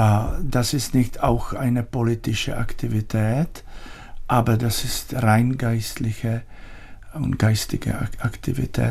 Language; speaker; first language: German; non-native, learner; Czech